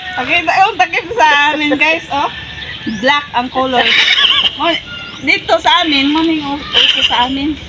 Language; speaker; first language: Filipino; non-native, local second language; Cebuano